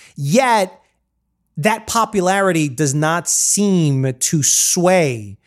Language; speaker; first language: English; early bilingual, other home language; Spanish